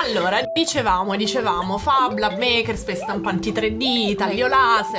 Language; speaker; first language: Italian; native; Italian